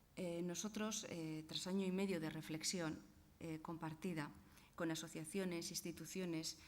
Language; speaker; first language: Spanish; non-native, local second language; Basque